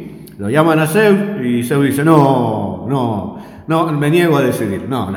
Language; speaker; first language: Spanish; native; Spanish